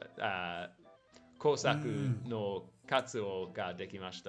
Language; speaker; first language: Japanese; non-native, learner; English